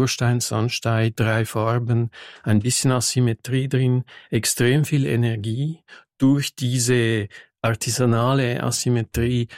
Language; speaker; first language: German; non-native, fluent; French